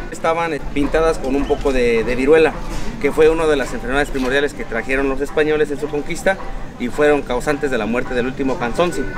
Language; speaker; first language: Spanish; non-native, local second language; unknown